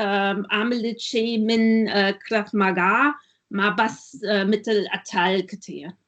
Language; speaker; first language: Arabic; non-native, learner; German